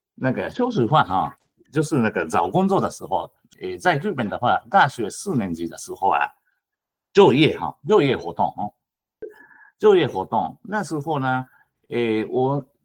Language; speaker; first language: Chinese; non-native, fluent; Japanese